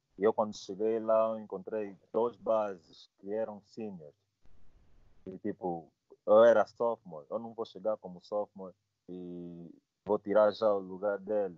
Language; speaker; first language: Portuguese; native; Portuguese